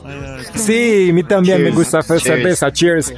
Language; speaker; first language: Spanish; non-native, learner; French